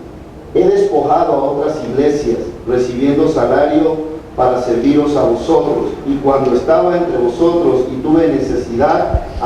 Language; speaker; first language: Spanish; native; Spanish